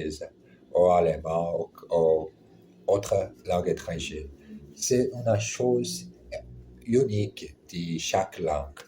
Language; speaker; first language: French; non-native, learner; German